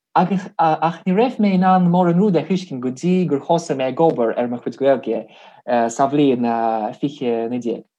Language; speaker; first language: Irish; non-native, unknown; Russian